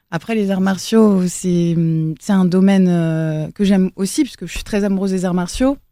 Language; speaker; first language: French; native; French